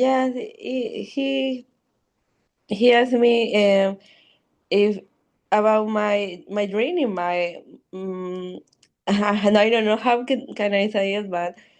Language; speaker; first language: English; non-native, learner; Spanish